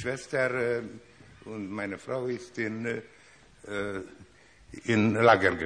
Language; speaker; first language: German; non-native, learner; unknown